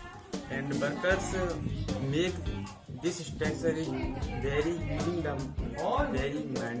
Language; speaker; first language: English; non-native, learner; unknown